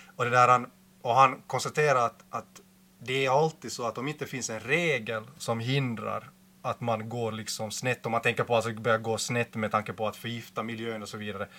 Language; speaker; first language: Swedish; native; Swedish